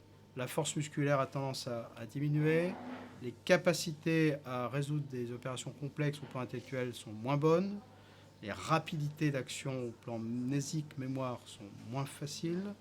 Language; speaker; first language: French; native; French